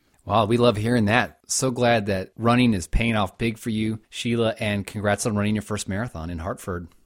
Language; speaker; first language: English; native; English